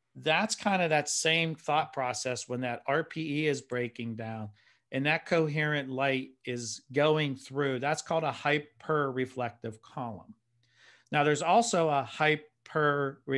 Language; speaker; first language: English; native; English